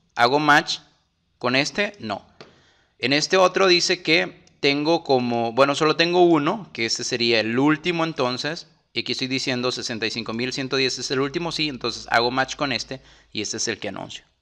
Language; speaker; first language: Spanish; native; Spanish